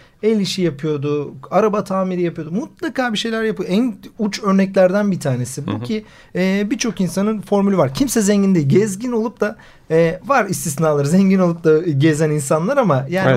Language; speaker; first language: Turkish; native; Turkish